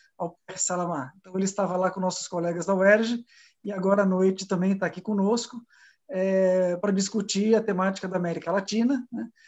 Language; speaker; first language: Portuguese; native; Portuguese